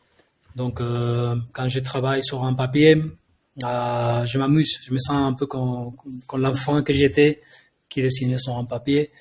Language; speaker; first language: French; non-native, fluent; Spanish